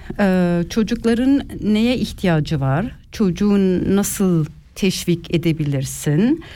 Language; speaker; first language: Turkish; early bilingual, heritage; Turkish